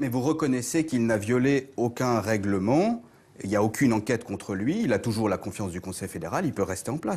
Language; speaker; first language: French; native; French